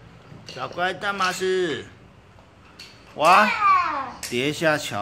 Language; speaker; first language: Chinese; native; Chinese